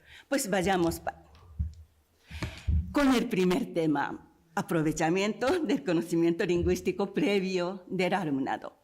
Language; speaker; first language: Spanish; non-native, fluent; Japanese